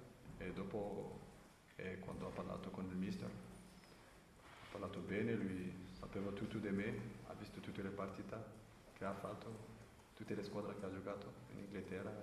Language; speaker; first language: Italian; non-native, learner; French